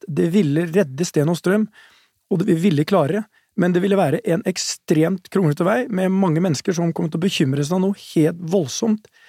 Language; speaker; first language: Norwegian; native; Norwegian